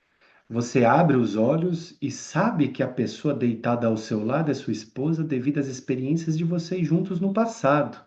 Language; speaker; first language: Portuguese; native; Portuguese